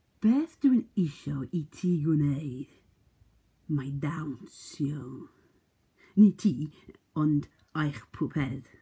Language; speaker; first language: Welsh; non-native, learner; English